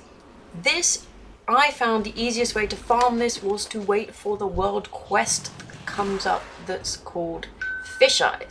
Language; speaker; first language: English; native; English